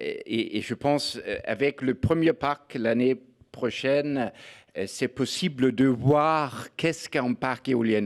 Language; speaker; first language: French; non-native, fluent; Danish